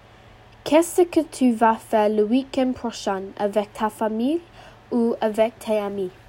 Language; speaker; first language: French; non-native, learner; English